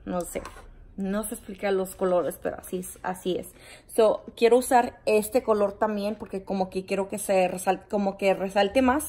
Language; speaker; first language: Spanish; early bilingual, heritage; Spanish